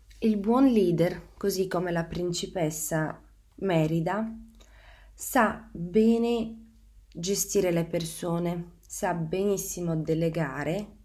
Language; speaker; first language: Italian; non-native, fluent; Bulgarian